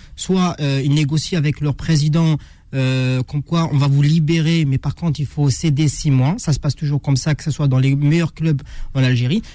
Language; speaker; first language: French; non-native, local second language; Arabic